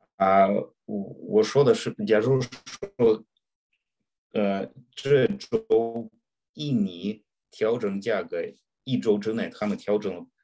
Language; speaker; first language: Chinese; non-native, fluent; Russian